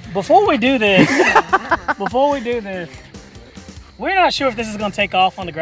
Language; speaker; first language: English; native; English